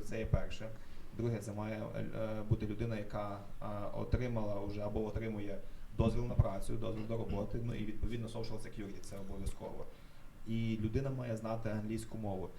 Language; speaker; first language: Ukrainian; native; Ukrainian